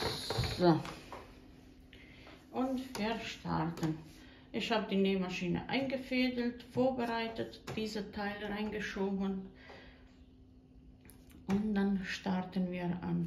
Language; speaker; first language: German; non-native, learner; Croatian